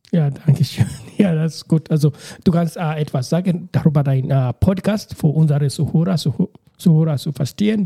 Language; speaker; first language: German; non-native, learner; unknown